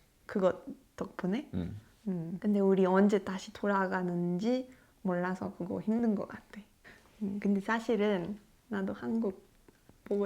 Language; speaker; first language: Korean; non-native, learner; French